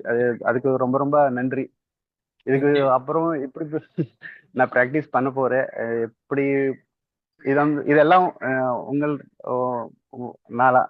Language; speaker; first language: Tamil; non-native, learner; Telugu